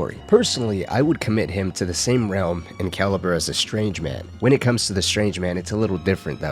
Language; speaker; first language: English; native; English